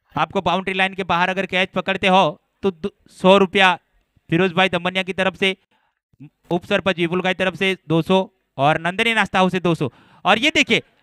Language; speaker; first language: Hindi; non-native, local second language; Gujarati